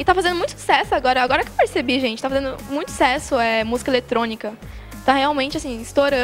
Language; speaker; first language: Portuguese; native; Portuguese